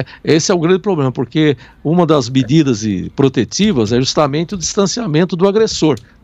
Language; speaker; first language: Portuguese; native; Portuguese